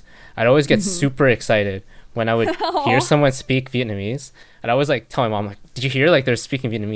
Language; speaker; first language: English; native; English